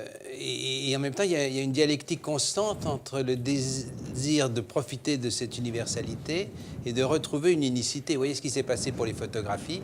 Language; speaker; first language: French; native; French